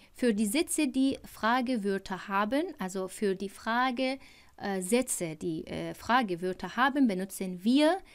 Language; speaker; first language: German; non-native, fluent; Persian